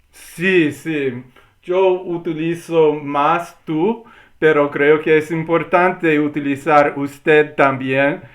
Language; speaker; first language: Spanish; non-native, learner; English